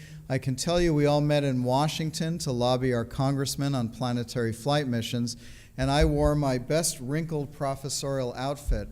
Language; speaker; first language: English; native; English